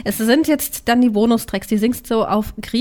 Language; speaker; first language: German; native; German